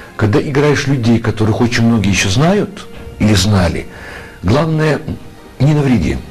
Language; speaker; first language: Ukrainian; native; Ukrainian